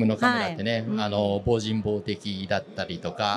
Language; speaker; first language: Japanese; native; Japanese